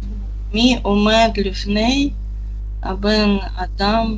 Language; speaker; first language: Hebrew; non-native, learner; Russian